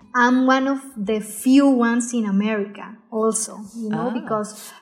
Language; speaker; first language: English; non-native, fluent; Spanish